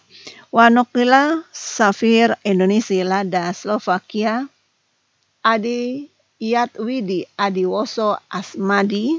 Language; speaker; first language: Arabic; non-native, fluent; Indonesian